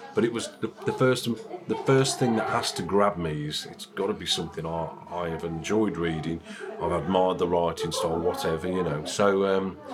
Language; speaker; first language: English; native; English